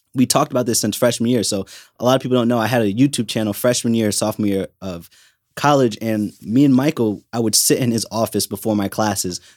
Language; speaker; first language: English; native; English